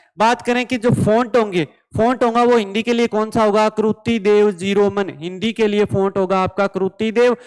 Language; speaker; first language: Hindi; native; Hindi